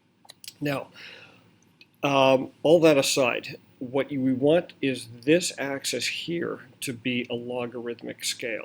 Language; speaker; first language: English; native; English